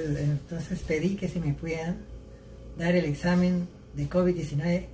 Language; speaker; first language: Spanish; early bilingual, heritage; Spanish